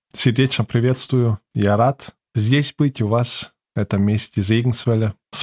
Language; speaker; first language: Russian; non-native, fluent; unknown